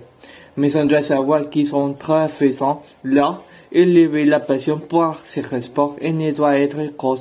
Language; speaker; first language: French; non-native, learner; Spanish